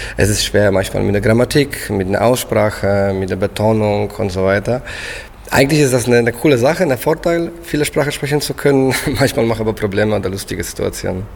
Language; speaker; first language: German; non-native, fluent; Polish